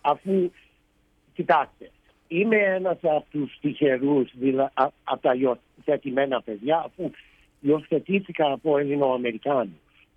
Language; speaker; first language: Greek; early bilingual, heritage; Greek